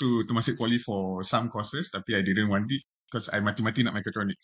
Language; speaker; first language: English; non-native, local second language; Malay